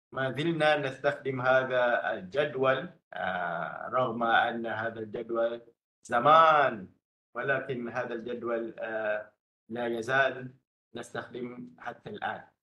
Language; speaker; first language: Arabic; non-native, fluent; Malay